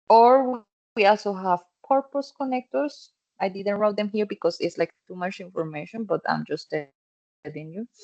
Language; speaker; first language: English; non-native, fluent; Spanish